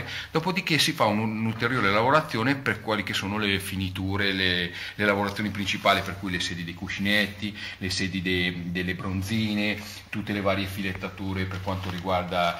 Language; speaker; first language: Italian; native; Italian